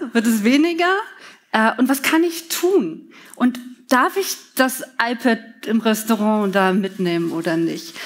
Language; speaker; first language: German; early bilingual, other home language; Polish